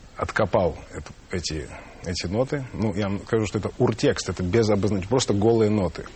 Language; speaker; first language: Russian; native; Russian